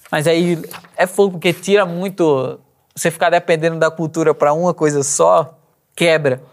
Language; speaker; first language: Portuguese; native; Portuguese